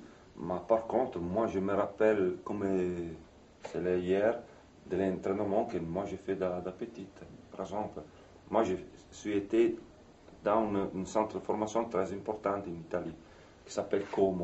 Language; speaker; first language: French; non-native, fluent; Italian